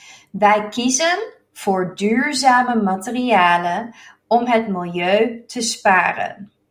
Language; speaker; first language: Dutch; native; Dutch